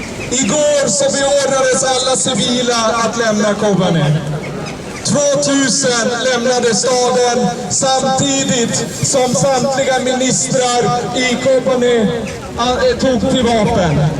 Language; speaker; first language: Swedish; native; Swedish